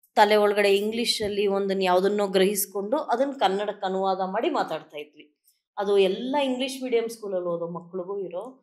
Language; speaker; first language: Kannada; non-native, local second language; Tamil